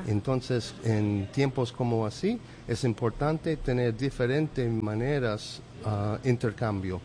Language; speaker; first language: Spanish; non-native, learner; English